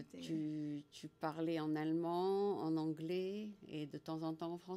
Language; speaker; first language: French; native; French